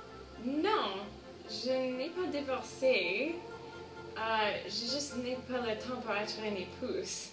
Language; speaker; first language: French; non-native, learner; English